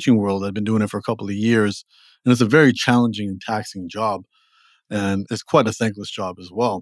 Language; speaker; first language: English; native; English